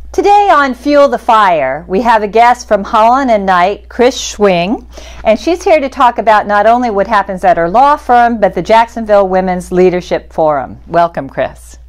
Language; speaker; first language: English; native; English